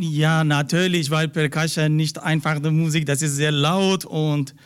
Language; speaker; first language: German; non-native, learner; Persian